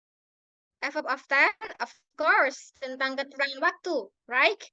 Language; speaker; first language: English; non-native, learner; Indonesian